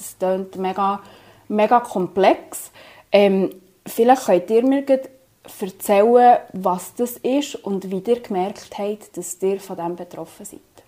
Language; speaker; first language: German; native; German